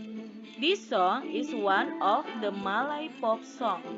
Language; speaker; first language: English; non-native, fluent; Indonesian